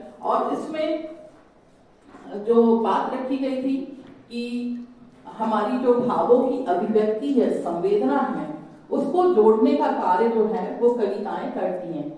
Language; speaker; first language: Hindi; native; Hindi